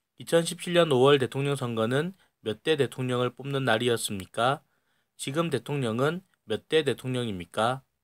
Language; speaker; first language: Korean; native; Korean